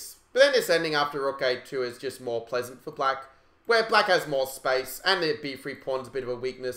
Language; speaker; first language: English; native; English